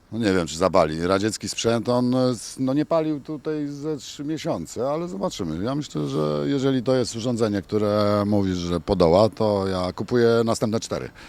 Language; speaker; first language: Polish; native; Polish